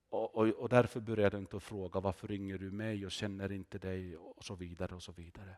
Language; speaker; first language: Swedish; non-native, fluent; Finnish